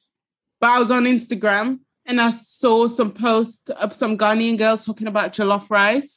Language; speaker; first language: English; early bilingual, other home language; Ga